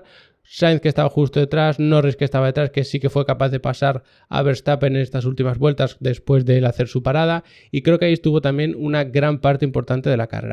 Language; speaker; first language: Spanish; native; Spanish